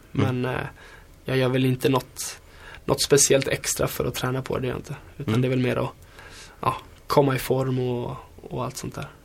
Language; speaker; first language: Swedish; native; Swedish